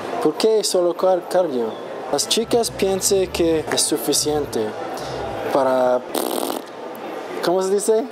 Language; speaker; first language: Spanish; non-native, learner; English